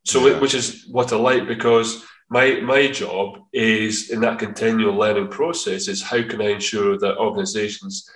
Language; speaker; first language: English; native; English